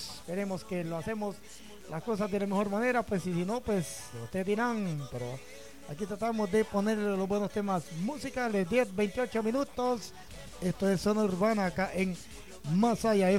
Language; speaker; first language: Spanish; native; Spanish